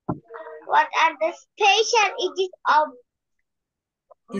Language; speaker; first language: English; non-native, learner; Bangla